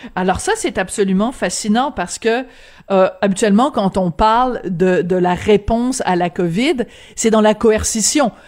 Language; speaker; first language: French; native; French